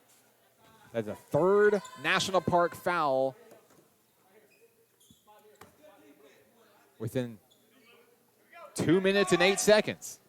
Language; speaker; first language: English; native; English